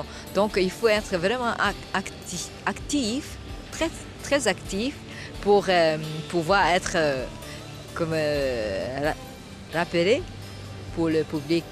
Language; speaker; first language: French; non-native, fluent; Chinese